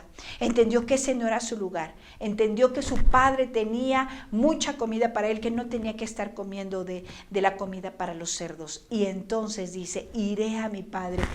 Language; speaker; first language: Spanish; native; Spanish